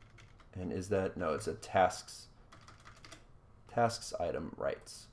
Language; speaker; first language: English; native; English